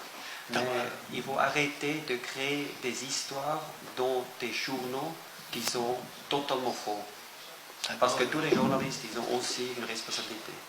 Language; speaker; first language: French; non-native, fluent; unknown